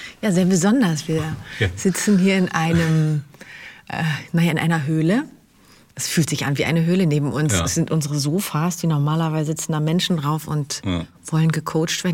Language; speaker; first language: German; native; German